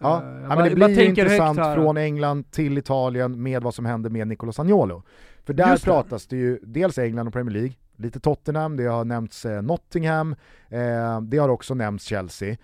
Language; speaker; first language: Swedish; native; Swedish